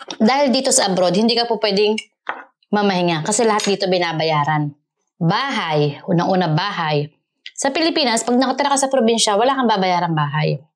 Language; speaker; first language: Filipino; native; Filipino